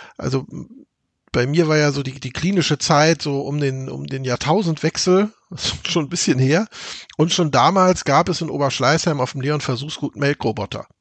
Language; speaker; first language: German; native; German